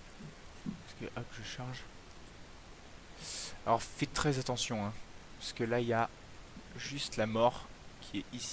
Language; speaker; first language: French; native; French